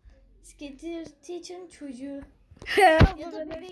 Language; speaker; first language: Turkish; native; Turkish